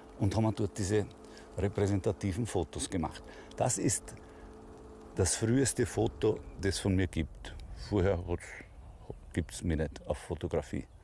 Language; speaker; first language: German; non-native, local second language; Croatian